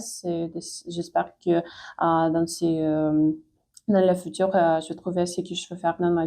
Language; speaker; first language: French; non-native, fluent; Ukrainian